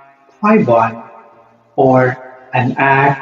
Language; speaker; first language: English; non-native, local second language; Filipino